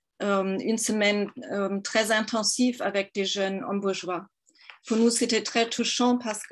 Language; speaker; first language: French; non-native, fluent; German